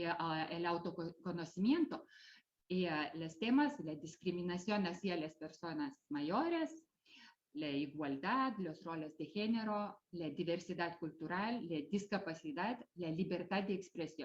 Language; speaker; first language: Spanish; non-native, fluent; Lithuanian